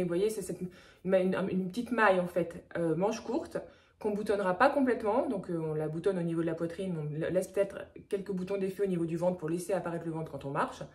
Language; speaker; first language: French; native; French